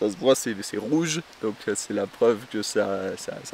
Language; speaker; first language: French; native; French